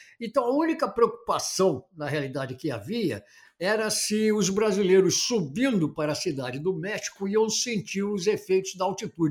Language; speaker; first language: Portuguese; native; Portuguese